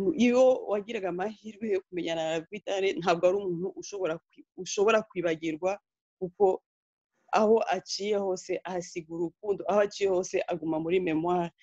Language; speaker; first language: Kinyarwanda; early bilingual, heritage; Kinyarwanda